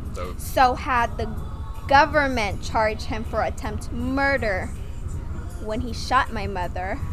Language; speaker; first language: English; non-native, fluent; Vietnamese